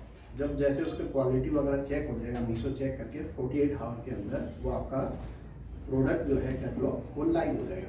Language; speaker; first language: Hindi; native; Hindi